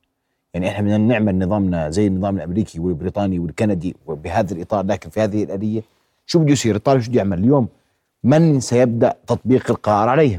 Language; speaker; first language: Arabic; native; Arabic